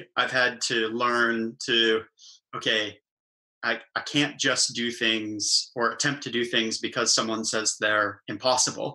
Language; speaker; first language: English; native; English